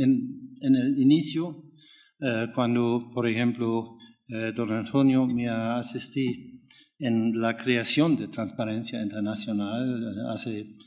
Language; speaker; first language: Spanish; non-native, fluent; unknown